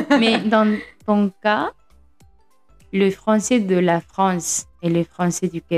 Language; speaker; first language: French; non-native, fluent; Spanish